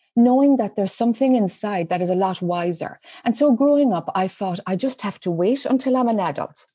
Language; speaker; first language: English; native; English